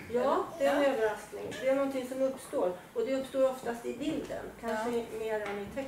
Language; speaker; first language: Swedish; native; Swedish